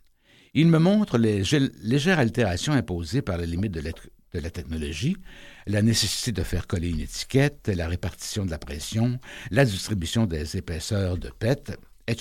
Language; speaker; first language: French; native; French